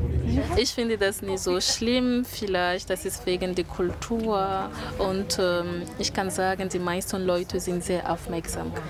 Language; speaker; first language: German; non-native, learner; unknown